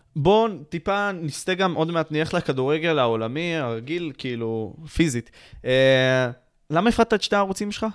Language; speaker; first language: Hebrew; native; Hebrew